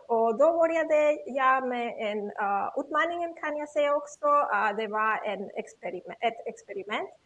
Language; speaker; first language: Swedish; non-native, fluent; Catalan